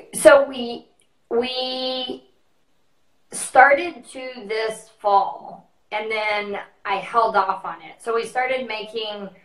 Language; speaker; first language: English; native; English